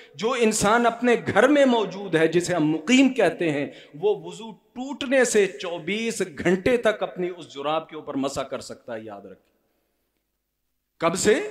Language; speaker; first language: Urdu; non-native, local second language; Punjabi